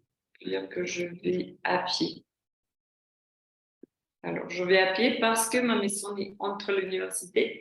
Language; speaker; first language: French; non-native, fluent; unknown